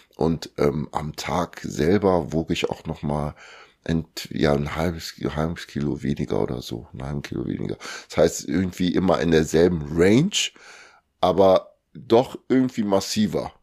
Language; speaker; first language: German; early bilingual, other home language; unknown